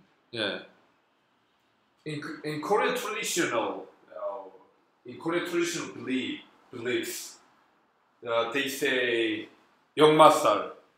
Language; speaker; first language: English; non-native, fluent; Korean